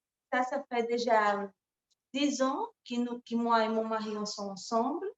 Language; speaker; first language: French; non-native, learner; Portuguese